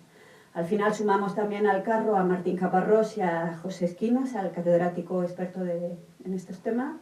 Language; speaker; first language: Spanish; native; Spanish